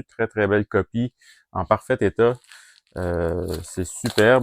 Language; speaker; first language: French; native; French